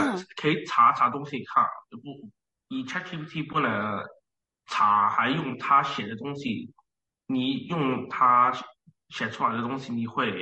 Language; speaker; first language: Chinese; early bilingual, heritage; Chinese